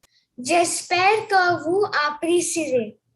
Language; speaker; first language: French; non-native, learner; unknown